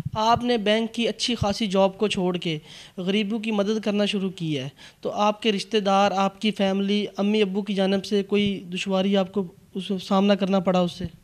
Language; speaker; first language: Urdu; non-native, local second language; Punjabi